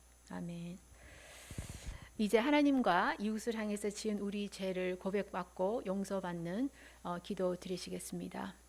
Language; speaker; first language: Korean; native; Korean